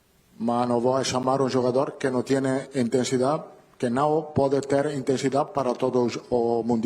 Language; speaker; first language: Portuguese; non-native, learner; Italian